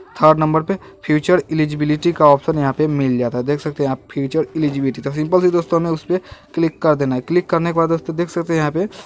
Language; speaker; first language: Hindi; native; Hindi